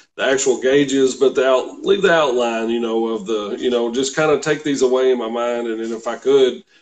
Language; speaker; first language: English; native; English